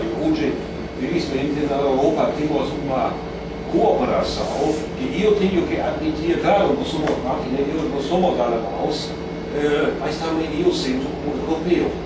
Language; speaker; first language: Portuguese; non-native, fluent; German